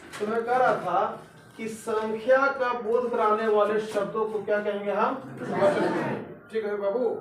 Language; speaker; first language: Hindi; native; Hindi